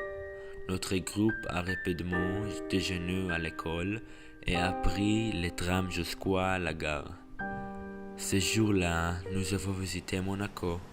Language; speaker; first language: French; non-native, learner; English